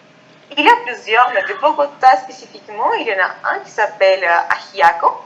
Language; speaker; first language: French; non-native, fluent; Spanish